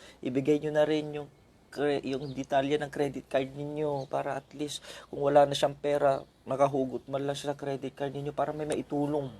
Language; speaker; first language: Filipino; non-native, local second language; Iloko